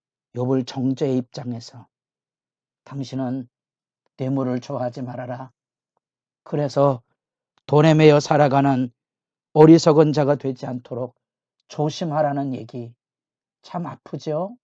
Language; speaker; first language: Korean; native; Korean